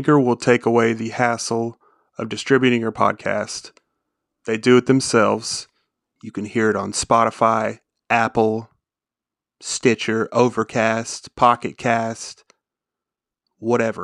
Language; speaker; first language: English; native; English